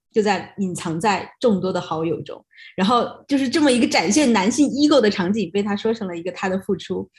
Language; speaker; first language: Chinese; native; Chinese